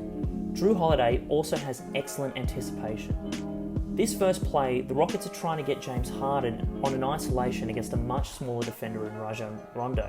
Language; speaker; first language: English; native; English